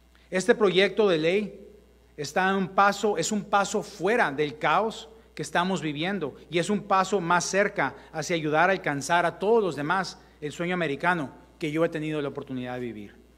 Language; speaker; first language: Spanish; early bilingual, heritage; Spanish